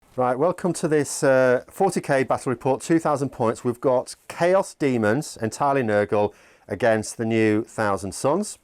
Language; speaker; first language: English; native; English